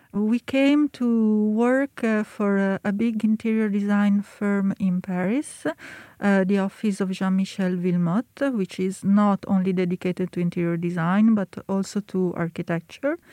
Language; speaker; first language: English; non-native, fluent; Italian